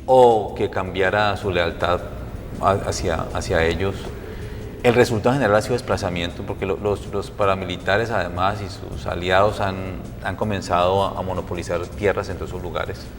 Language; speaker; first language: Spanish; native; Spanish